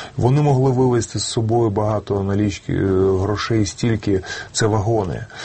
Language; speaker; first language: Ukrainian; non-native, local second language; Russian